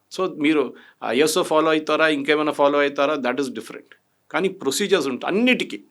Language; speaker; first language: Telugu; non-native, fluent; Malayalam